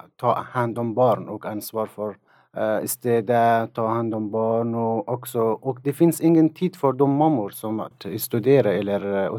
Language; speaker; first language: Swedish; non-native, fluent; Persian